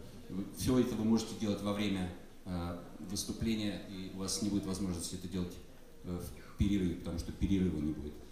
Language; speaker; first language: Russian; native; Russian